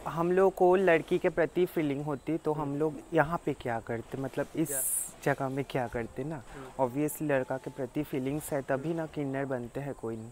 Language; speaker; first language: Hindi; non-native, local second language; Bangla